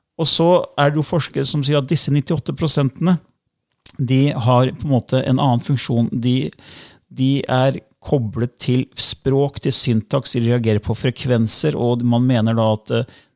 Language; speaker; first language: Norwegian; native; Norwegian